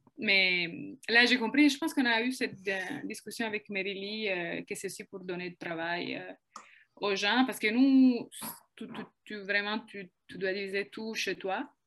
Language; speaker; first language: French; non-native, fluent; Italian